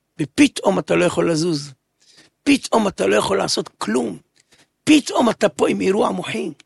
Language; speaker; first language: Hebrew; native; Hebrew